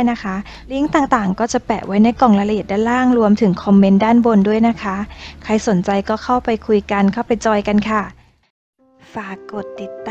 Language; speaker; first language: Thai; native; Thai